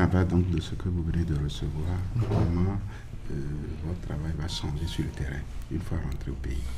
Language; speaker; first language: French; non-native, local second language; Fon